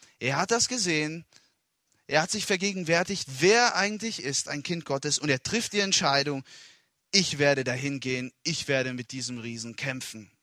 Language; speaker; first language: German; non-native, fluent; Italian